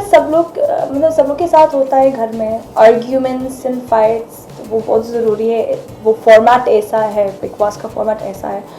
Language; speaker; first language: Hindi; non-native, fluent; Arabic